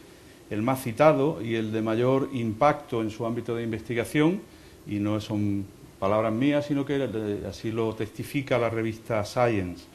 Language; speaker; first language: Spanish; native; Spanish